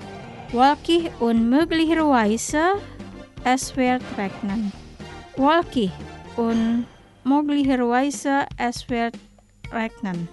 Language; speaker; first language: German; non-native, fluent; Indonesian